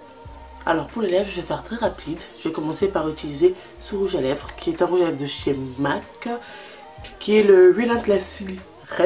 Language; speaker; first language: French; native; French